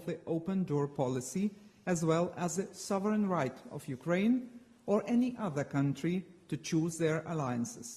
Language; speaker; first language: English; non-native, fluent; Lithuanian